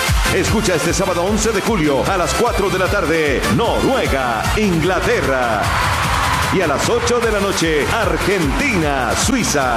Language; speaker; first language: Spanish; native; Spanish